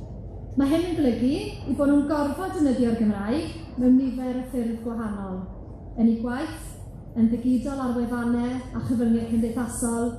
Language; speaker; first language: Welsh; native; Welsh